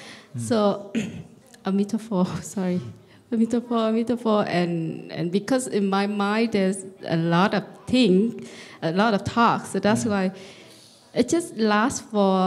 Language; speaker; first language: English; non-native, learner; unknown